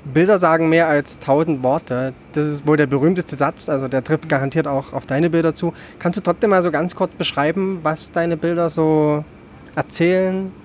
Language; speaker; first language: German; native; German